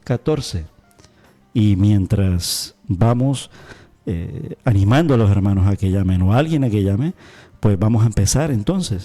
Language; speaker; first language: Spanish; native; Spanish